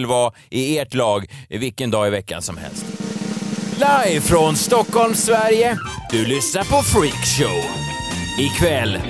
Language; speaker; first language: Swedish; native; Swedish